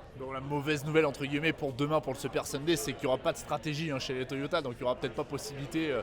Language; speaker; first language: French; native; French